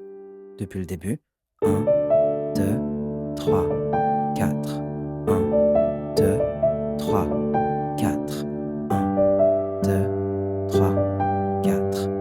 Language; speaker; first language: French; native; French